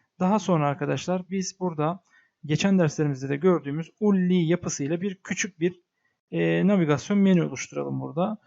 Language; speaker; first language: Turkish; native; Turkish